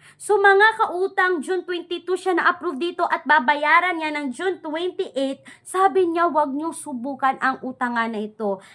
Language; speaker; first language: Filipino; non-native, local second language; Cebuano